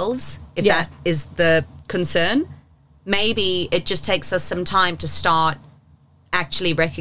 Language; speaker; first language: English; native; English